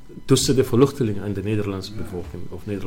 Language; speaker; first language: Dutch; non-native, learner; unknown